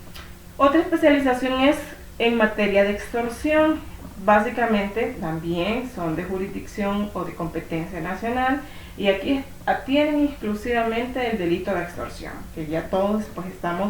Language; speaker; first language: Spanish; native; Spanish